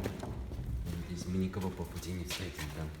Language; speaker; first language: Russian; native; Russian